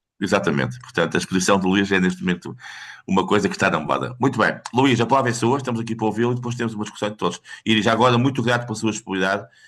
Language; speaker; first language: Portuguese; native; Portuguese